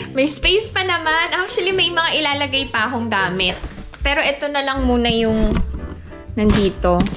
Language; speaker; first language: Filipino; native; Filipino